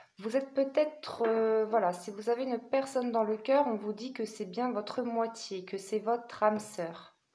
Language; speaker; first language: French; native; French